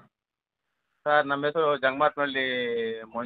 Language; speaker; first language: Kannada; native; Kannada